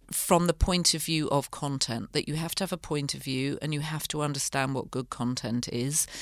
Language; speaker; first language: English; native; English